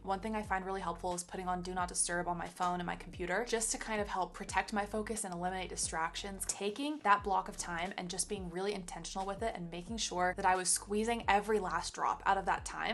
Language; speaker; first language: English; native; English